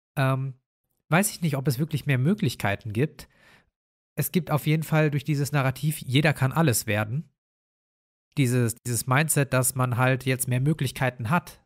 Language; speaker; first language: German; native; German